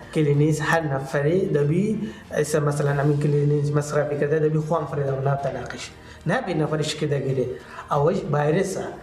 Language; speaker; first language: Central Kurdish; non-native, learner; Bangla